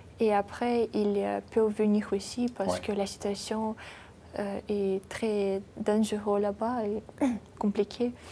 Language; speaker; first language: French; non-native, learner; Ukrainian